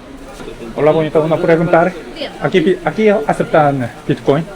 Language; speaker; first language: Spanish; non-native, learner; Korean